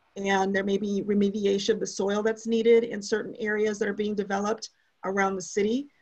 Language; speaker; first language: English; native; English